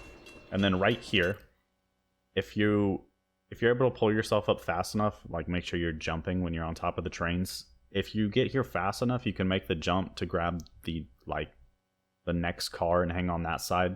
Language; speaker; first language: English; native; English